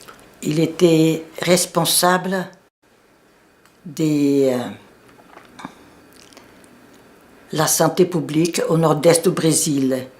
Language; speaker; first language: French; non-native, fluent; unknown